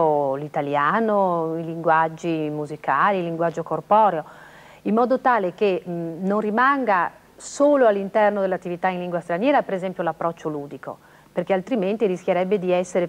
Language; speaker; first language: Italian; native; Italian